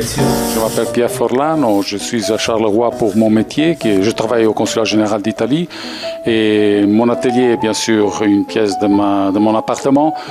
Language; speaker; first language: French; non-native, fluent; Italian